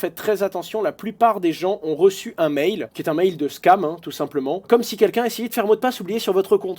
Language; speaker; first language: French; native; French